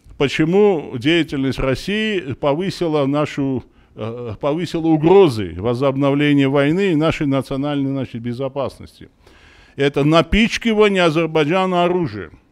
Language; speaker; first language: Russian; non-native, local second language; Armenian